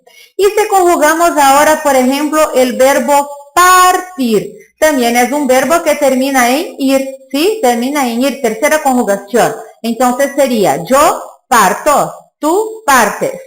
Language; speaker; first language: Spanish; non-native, fluent; Portuguese